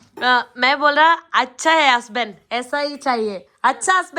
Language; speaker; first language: Hindi; non-native, learner; Malayalam